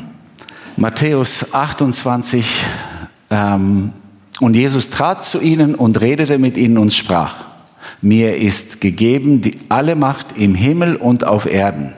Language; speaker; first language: German; non-native, fluent; Albanian